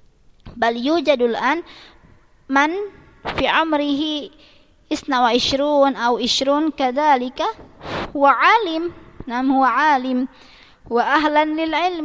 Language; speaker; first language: Arabic; non-native, fluent; Malay